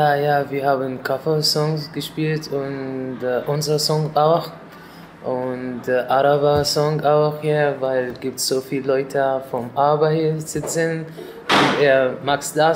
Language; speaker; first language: German; non-native, learner; Arabic